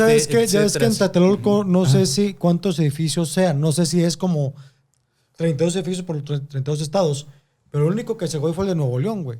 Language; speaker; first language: Spanish; native; Spanish